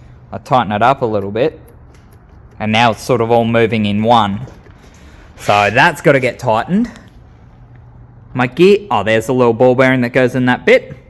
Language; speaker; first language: English; native; English